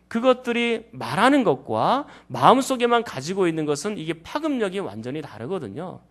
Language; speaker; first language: Korean; native; Korean